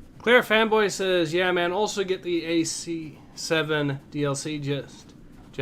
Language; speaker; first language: English; native; English